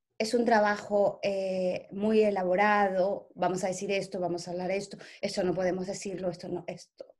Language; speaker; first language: Spanish; native; Spanish